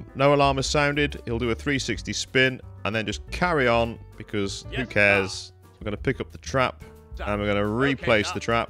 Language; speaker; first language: English; native; English